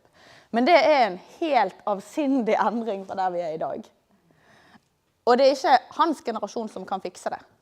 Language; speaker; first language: Norwegian; native; Norwegian